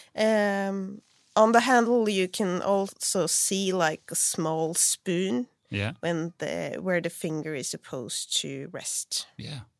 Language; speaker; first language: English; non-native, fluent; Swedish